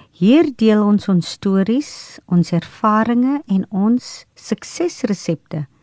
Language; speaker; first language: Afrikaans; native; Afrikaans